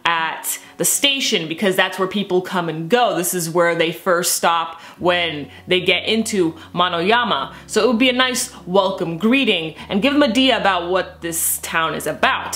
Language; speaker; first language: English; native; English